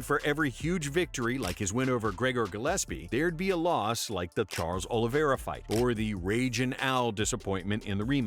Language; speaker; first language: English; native; English